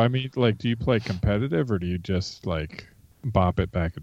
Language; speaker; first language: English; native; English